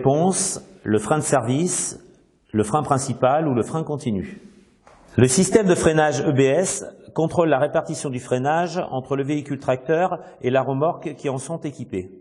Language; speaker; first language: French; native; French